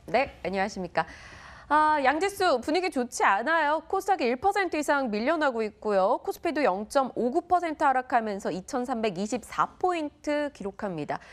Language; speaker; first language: Korean; native; Korean